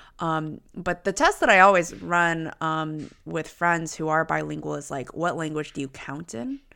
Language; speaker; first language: English; early bilingual, other home language; Chinese